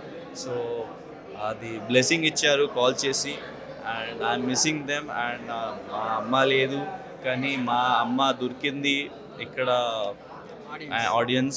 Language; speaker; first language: Telugu; non-native, learner; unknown